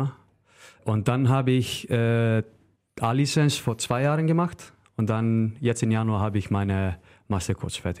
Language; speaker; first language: German; non-native, fluent; Icelandic